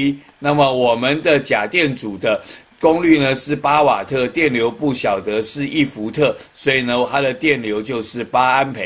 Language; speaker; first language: Chinese; native; Chinese